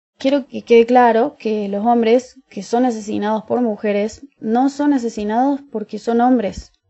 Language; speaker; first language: Spanish; native; Spanish